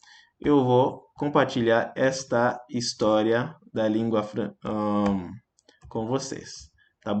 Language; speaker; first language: Portuguese; non-native, fluent; French